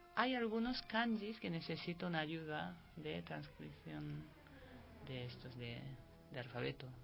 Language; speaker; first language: Spanish; non-native, fluent; Japanese